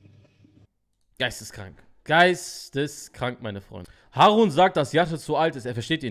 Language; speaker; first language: German; native; German